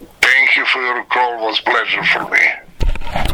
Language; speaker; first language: English; non-native, learner; Serbian